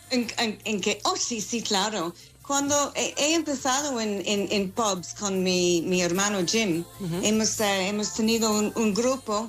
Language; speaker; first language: Spanish; non-native, fluent; English